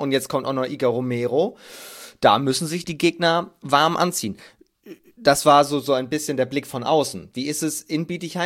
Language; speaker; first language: German; native; German